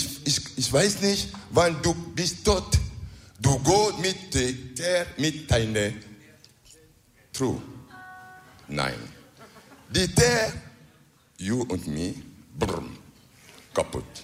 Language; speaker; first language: German; non-native, learner; French